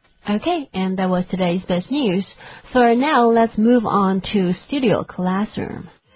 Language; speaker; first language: English; non-native, fluent; Chinese